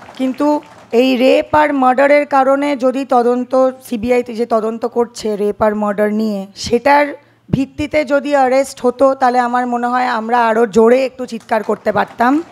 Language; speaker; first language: Bangla; native; Bangla